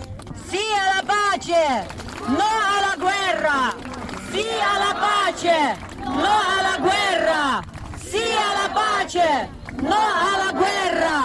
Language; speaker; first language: Italian; non-native, fluent; Ukrainian